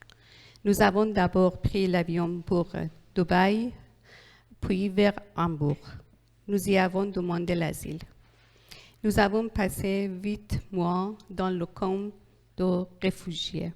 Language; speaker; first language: French; non-native, learner; Persian